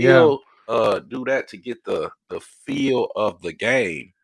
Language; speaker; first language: English; native; English